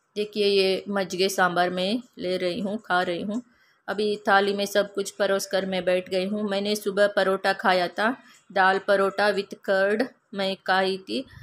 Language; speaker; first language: Hindi; non-native, local second language; Kannada